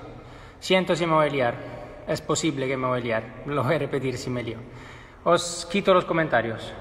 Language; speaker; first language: Spanish; non-native, fluent; Italian